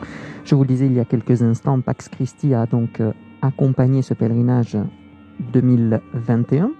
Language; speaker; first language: French; native; French